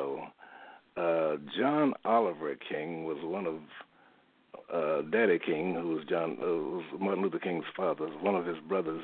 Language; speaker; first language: English; native; English